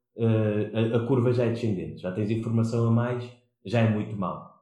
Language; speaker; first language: Portuguese; non-native, local second language; Kabuverdianu